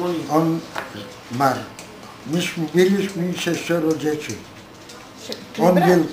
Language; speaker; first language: Polish; non-native, local second language; Yiddish